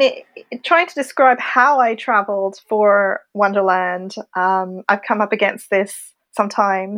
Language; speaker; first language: English; native; English